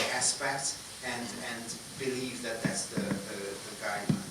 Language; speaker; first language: English; non-native, fluent; Hungarian